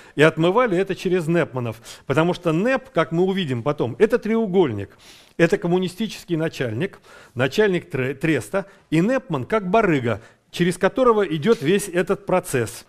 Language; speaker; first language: Russian; native; Russian